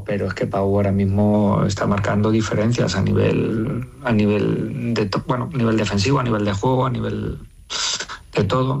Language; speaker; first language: Spanish; native; Spanish